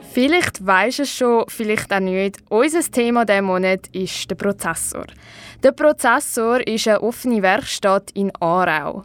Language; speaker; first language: German; native; German